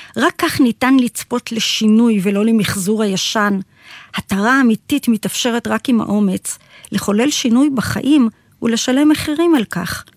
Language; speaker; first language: Hebrew; native; Hebrew